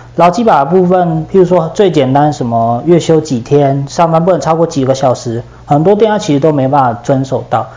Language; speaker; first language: Chinese; native; Chinese